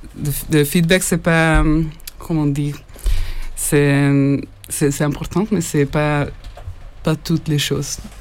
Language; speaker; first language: French; non-native, learner; Hungarian